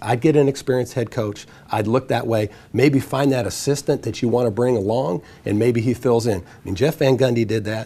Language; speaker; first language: English; native; English